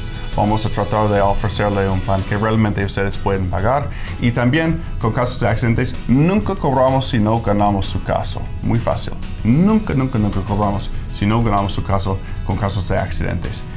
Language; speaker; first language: Spanish; non-native, fluent; English